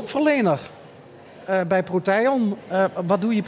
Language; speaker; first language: Dutch; native; Dutch